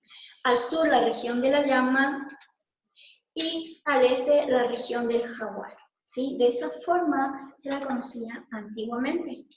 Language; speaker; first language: Spanish; native; Spanish